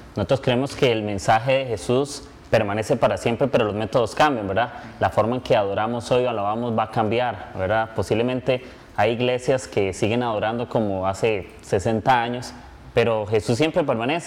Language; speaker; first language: Spanish; native; Spanish